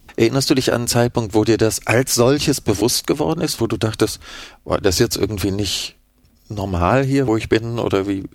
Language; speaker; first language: German; native; German